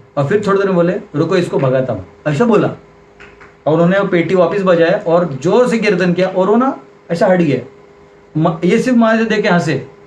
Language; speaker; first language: Hindi; non-native, local second language; Marathi